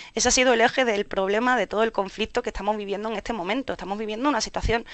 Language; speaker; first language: Spanish; native; Spanish